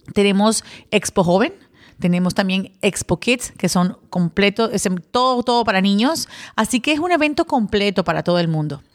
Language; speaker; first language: Spanish; early bilingual, other home language; English